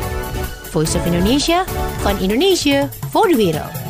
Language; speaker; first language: Dutch; non-native, fluent; Indonesian